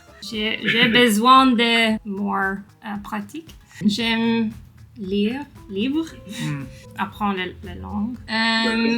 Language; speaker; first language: French; non-native, learner; English